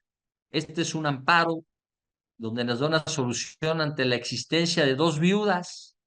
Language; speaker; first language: Spanish; native; Spanish